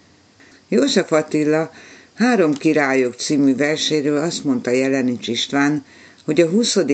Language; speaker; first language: Hungarian; native; Hungarian